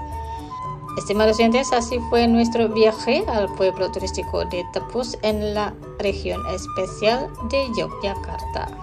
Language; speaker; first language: Spanish; non-native, fluent; Indonesian